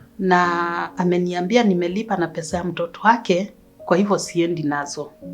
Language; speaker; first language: Swahili; non-native, local second language; Kamba